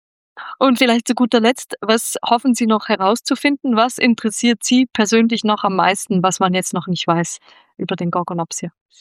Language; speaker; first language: German; native; German